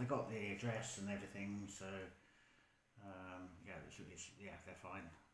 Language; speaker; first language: English; native; English